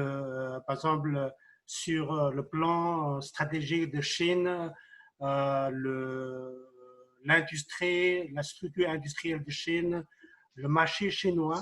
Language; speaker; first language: French; non-native, fluent; Chinese